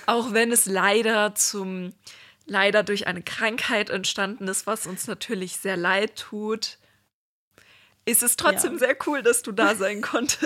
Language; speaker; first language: German; native; German